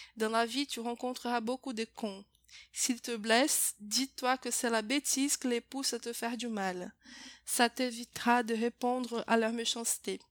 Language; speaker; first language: French; non-native, fluent; Portuguese